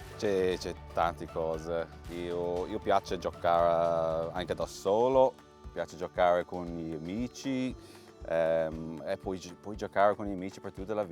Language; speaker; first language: Italian; non-native, learner; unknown